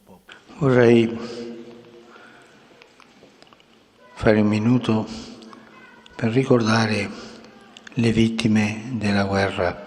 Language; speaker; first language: Italian; non-native, fluent; Spanish